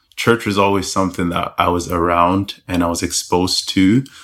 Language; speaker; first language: English; non-native, local second language; Yoruba